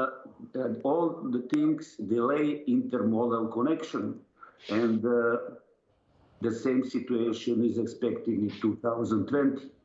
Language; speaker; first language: English; non-native, learner; Serbian